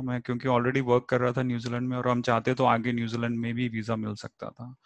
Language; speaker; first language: Hindi; native; Hindi